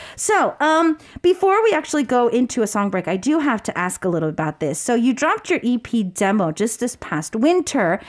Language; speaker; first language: English; early bilingual, other home language; Korean